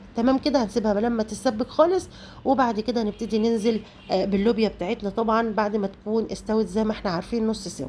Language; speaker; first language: Arabic; native; Arabic